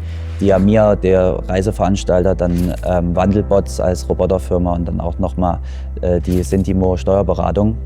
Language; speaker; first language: German; native; German